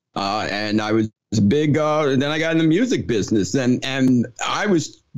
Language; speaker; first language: English; native; English